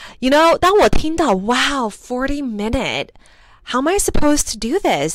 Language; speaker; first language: English; early bilingual, other home language; Chinese